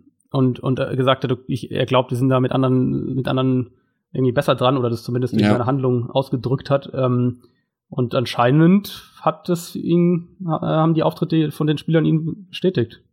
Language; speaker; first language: German; native; German